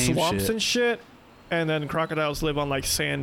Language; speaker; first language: English; non-native, fluent; Spanish